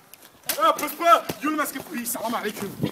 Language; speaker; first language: Danish; early bilingual, other home language; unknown